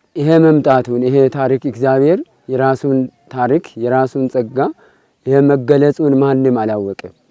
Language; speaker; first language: Amharic; non-native, local second language; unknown